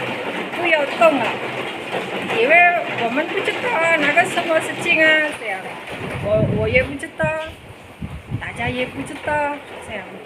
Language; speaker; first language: Chinese; non-native, learner; Indonesian